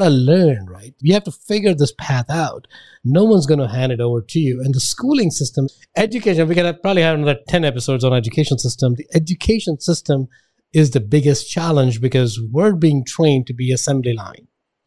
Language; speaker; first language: English; non-native, local second language; Hindi